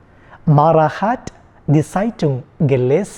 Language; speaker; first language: German; non-native, fluent; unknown